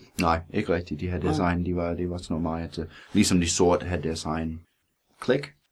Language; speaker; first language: Danish; non-native, fluent; English